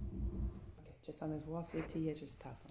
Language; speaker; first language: Polish; non-native, learner; English